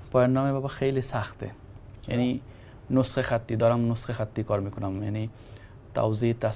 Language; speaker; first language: Persian; non-native, fluent; Bangla